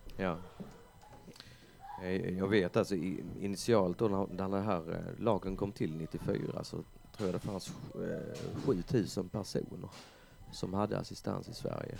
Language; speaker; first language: Swedish; native; Swedish